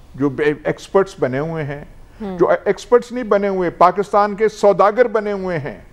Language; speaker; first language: Urdu; non-native, local second language; Punjabi